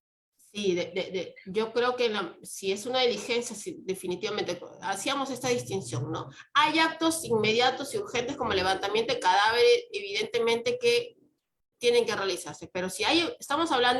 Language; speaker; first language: Spanish; native; Spanish